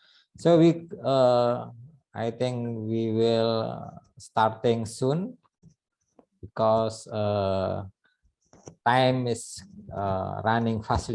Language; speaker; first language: English; non-native, fluent; Indonesian